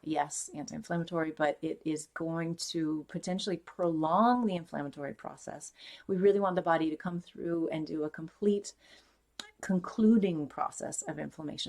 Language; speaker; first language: English; native; English